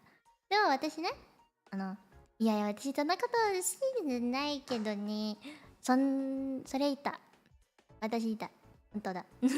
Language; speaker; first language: Japanese; non-native, learner; Cantonese